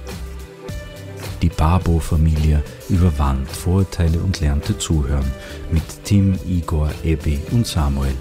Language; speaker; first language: German; native; German